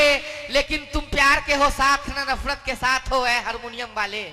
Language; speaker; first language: Urdu; native; Urdu